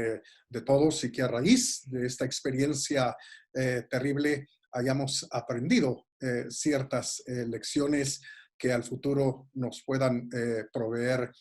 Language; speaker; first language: Spanish; native; Spanish